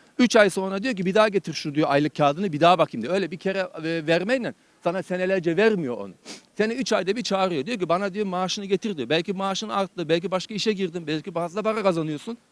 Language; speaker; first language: Turkish; early bilingual, heritage; Turkish